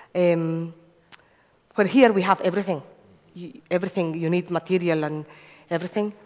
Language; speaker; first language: English; non-native, fluent; Spanish